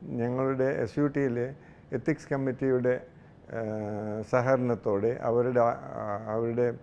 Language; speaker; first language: Malayalam; native; Malayalam